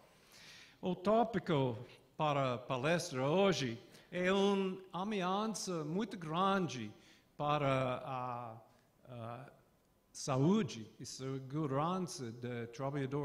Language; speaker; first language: Portuguese; non-native, fluent; English